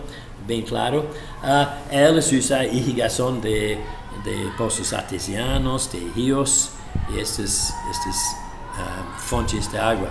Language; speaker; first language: Portuguese; non-native, fluent; English